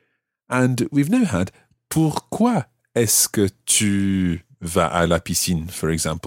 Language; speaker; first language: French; non-native, fluent; English